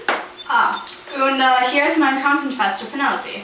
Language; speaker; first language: German; non-native, learner; English